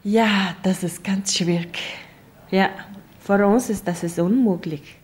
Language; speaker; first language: German; non-native, learner; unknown